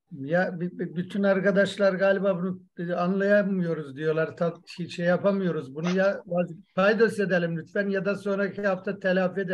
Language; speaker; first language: Turkish; native; Turkish